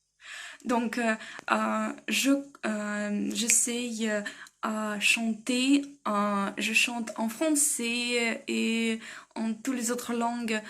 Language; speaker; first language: French; non-native, learner; Russian